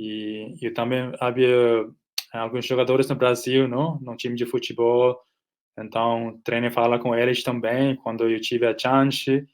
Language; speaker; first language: Portuguese; non-native, fluent; Nepali